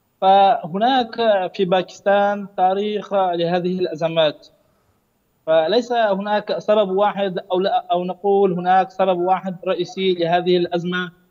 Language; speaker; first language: Arabic; non-native, fluent; Urdu